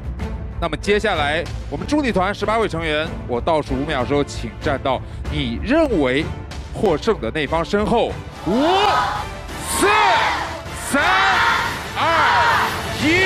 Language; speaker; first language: Chinese; native; Chinese